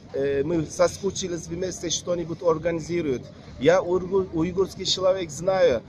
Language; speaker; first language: Russian; non-native, learner; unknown